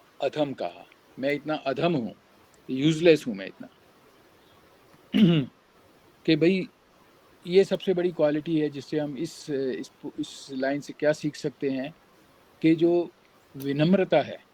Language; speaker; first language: Hindi; native; Hindi